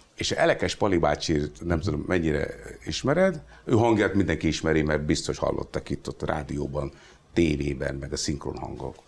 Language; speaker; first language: Hungarian; non-native, fluent; Hindi